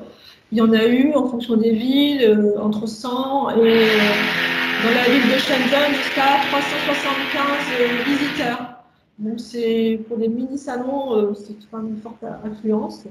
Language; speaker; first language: French; native; French